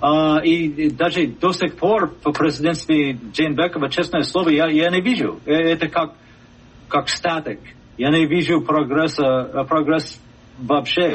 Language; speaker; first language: Russian; non-native, fluent; English